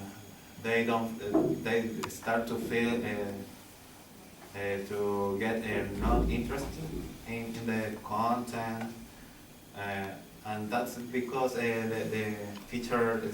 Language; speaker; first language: English; non-native, learner; Spanish